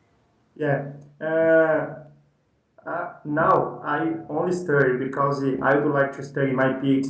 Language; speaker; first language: English; non-native, learner; Portuguese